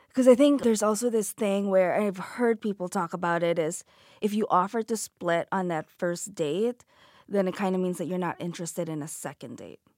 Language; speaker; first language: English; non-native, local second language; Filipino